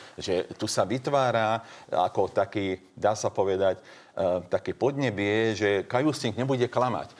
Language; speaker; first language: Slovak; non-native, local second language; Hungarian